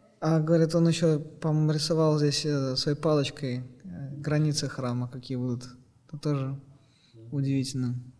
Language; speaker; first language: Russian; native; Russian